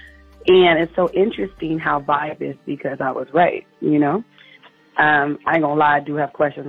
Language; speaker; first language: English; native; English